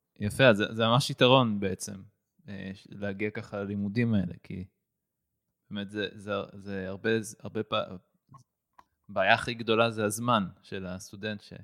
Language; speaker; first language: Hebrew; native; Hebrew